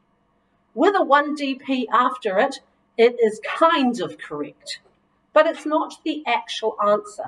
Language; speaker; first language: English; native; English